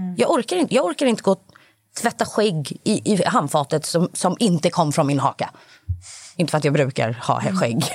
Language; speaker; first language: Swedish; native; Swedish